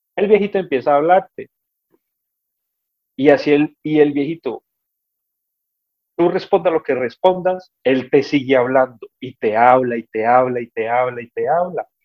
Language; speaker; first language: Spanish; native; Spanish